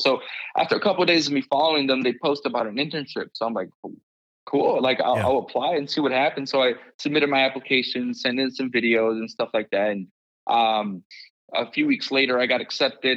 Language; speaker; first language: English; early bilingual, other home language; Spanish